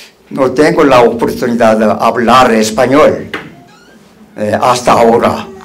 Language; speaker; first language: Spanish; non-native, learner; Korean